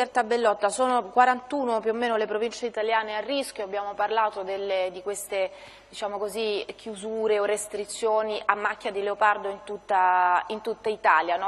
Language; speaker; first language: Italian; native; Italian